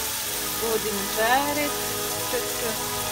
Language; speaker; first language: Russian; non-native, learner; Tajik